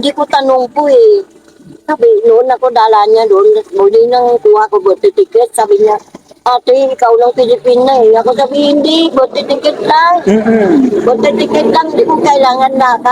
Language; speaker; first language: Filipino; non-native, learner; Vietnamese